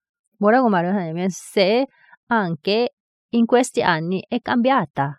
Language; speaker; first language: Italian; non-native, fluent; Korean